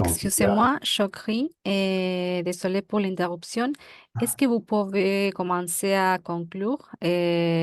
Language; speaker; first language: French; non-native, fluent; Spanish